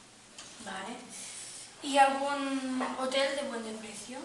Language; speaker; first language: Spanish; non-native, learner; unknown